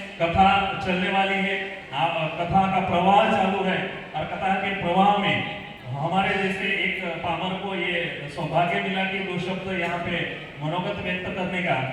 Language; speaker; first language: Hindi; non-native, local second language; Gujarati